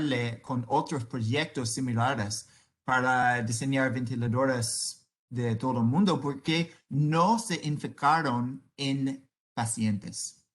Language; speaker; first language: Spanish; non-native, learner; English